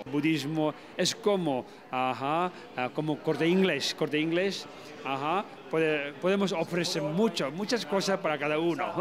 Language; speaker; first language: Spanish; non-native, learner; Tibetan